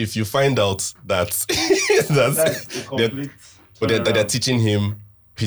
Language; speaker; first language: English; non-native, local second language; Hausa